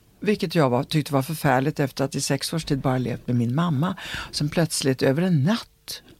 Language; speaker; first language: Swedish; early bilingual, other home language; Italian